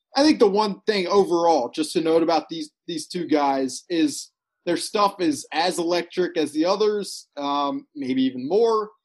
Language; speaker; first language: English; native; English